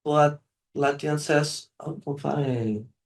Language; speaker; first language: Indonesian; non-native, learner; Portuguese